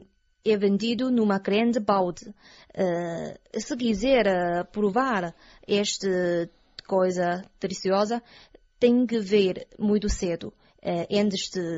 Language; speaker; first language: Portuguese; non-native, learner; Chinese